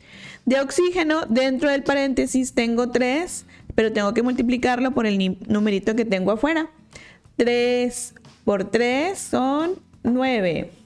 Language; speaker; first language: Spanish; native; Spanish